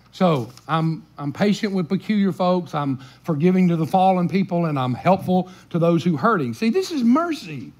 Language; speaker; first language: English; native; English